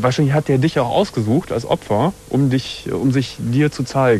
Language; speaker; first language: German; native; German